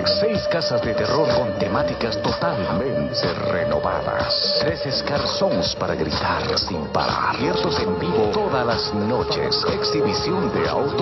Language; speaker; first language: Spanish; native; Spanish